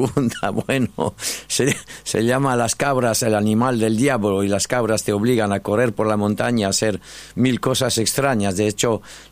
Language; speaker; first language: Spanish; non-native, fluent; French